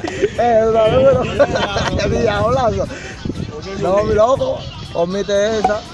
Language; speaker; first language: Spanish; native; Spanish